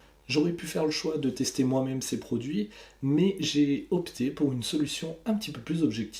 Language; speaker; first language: French; native; French